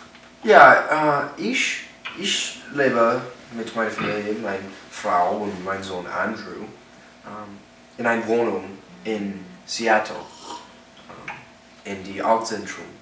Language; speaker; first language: German; non-native, learner; English